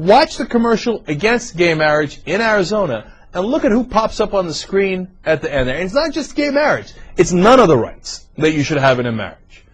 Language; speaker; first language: English; native; English